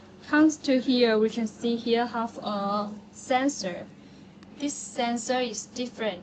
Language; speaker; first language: English; non-native, learner; Chinese